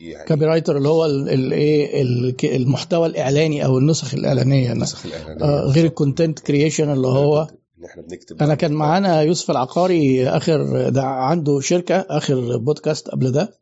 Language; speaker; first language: Arabic; native; Arabic